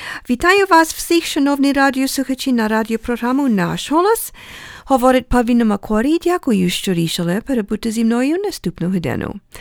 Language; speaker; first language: Ukrainian; early bilingual, heritage; Ukrainian